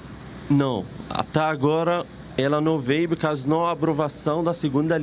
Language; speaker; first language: Portuguese; non-native, fluent; Arabic